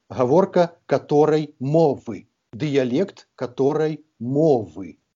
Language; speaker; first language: Belarusian; native; Belarusian